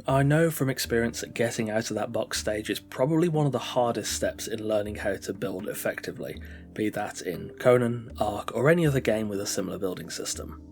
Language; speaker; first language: English; native; English